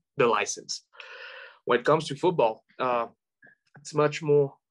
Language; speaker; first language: English; non-native, fluent; French